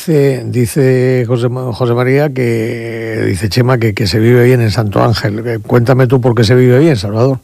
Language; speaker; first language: Spanish; native; Spanish